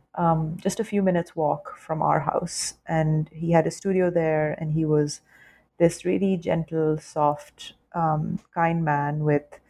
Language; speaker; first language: English; non-native, local second language; Urdu